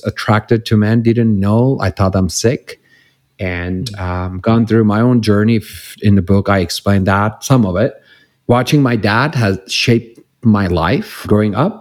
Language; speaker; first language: English; non-native, fluent; Persian